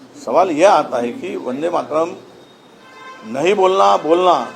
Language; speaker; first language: Hindi; non-native, local second language; Marathi